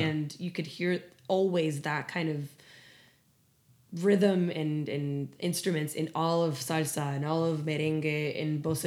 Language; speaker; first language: English; non-native, fluent; Spanish